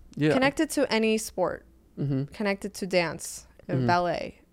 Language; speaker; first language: English; native; English